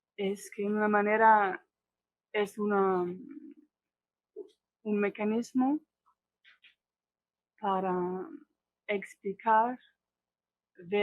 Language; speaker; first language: Spanish; non-native, fluent; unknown